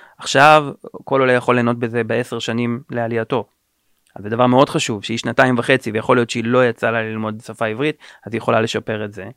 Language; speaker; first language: Hebrew; native; Hebrew